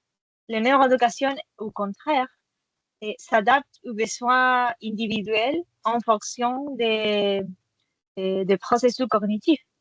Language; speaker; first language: French; non-native, fluent; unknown